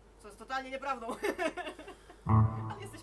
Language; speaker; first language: Polish; native; Polish